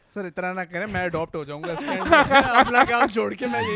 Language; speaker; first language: Hindi; native; Hindi